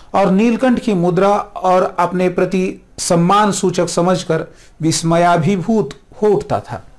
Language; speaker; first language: Hindi; non-native, local second language; Marathi